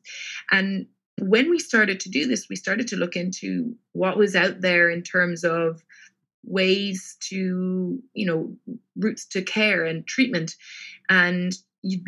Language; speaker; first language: English; native; English